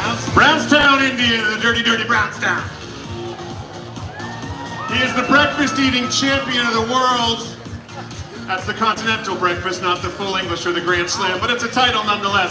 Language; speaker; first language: English; native; English